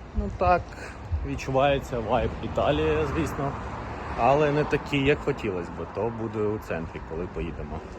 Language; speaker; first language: Ukrainian; native; Ukrainian